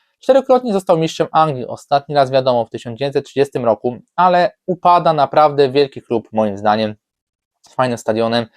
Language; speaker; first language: Polish; native; Polish